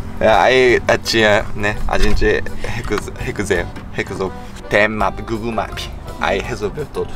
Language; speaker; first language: Portuguese; non-native, learner; Japanese